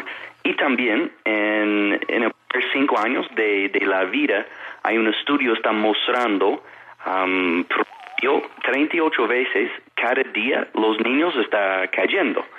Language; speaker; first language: Spanish; non-native, fluent; English